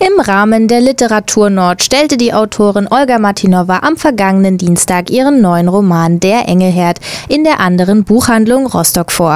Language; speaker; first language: German; native; German